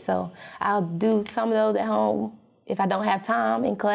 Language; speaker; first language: English; native; English